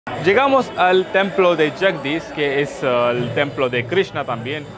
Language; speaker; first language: Spanish; non-native, fluent; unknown